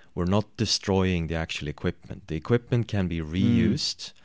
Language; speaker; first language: English; non-native, fluent; Swedish